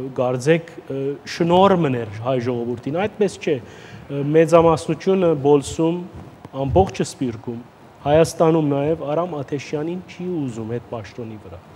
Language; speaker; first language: Armenian; early bilingual, heritage; Armenian